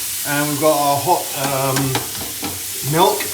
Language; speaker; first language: English; native; English